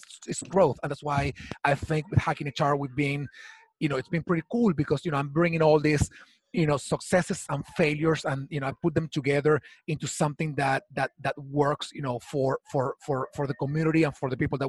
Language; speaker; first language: English; non-native, fluent; Spanish